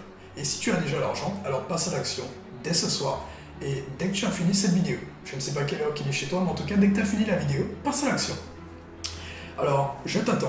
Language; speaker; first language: French; native; French